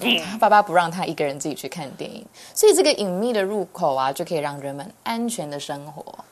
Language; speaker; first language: Chinese; native; Chinese